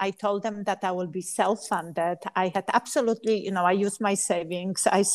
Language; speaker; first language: English; non-native, fluent; Polish